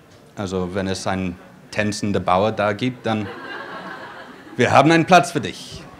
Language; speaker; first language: German; non-native, fluent; English